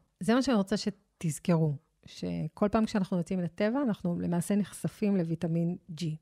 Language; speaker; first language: Hebrew; native; Hebrew